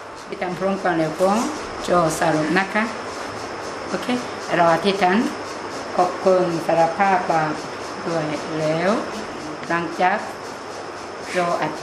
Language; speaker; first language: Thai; non-native, fluent; Korean